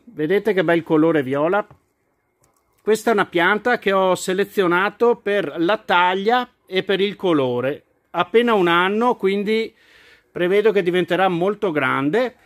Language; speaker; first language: Italian; native; Italian